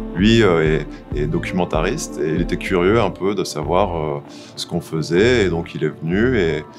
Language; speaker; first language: French; native; French